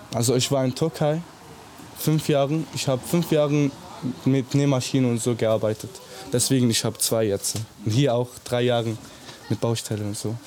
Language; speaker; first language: German; early bilingual, other home language; Arabic